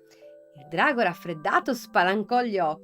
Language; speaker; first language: Italian; native; Italian